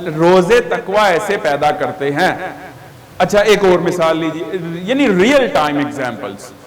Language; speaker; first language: Urdu; native; Urdu